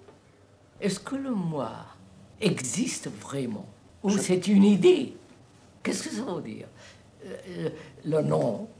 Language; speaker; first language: French; non-native, fluent; Telugu